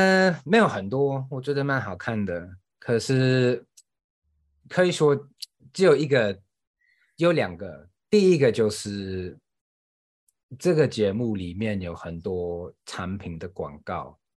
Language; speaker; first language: Chinese; non-native, fluent; English